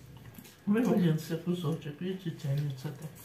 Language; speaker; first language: Russian; native; Russian